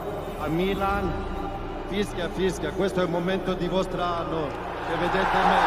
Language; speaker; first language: Italian; non-native, fluent; Swedish